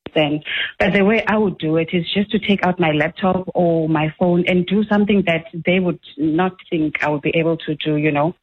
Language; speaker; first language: English; non-native, local second language; Xhosa